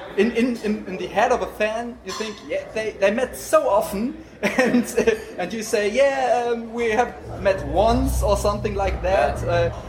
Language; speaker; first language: English; non-native, fluent; German